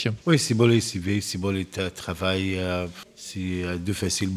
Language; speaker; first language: French; non-native, learner; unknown